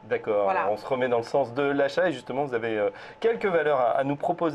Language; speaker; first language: French; native; French